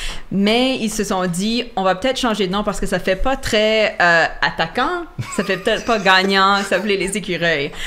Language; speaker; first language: French; native; French